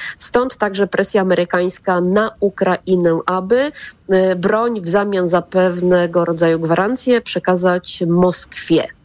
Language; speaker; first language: Polish; native; Polish